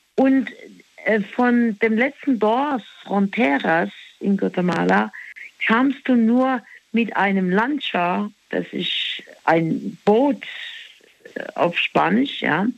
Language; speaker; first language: German; native; German